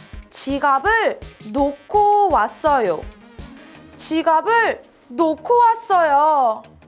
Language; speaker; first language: Korean; native; Korean